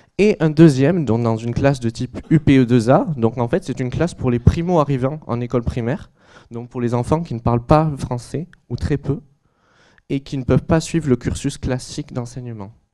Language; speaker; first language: French; native; French